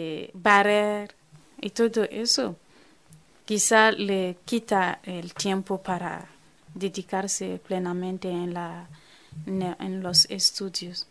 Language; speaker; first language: Spanish; non-native, fluent; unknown